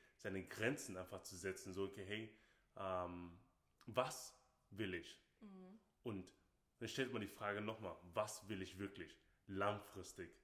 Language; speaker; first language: German; non-native, fluent; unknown